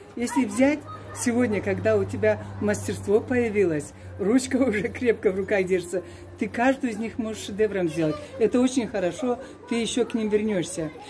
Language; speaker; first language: Russian; non-native, local second language; Karachay-Balkar